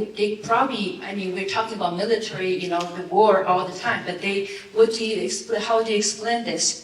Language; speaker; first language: English; non-native, fluent; Chinese